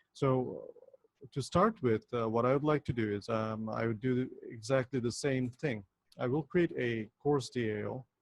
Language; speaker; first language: English; non-native, local second language; Bangla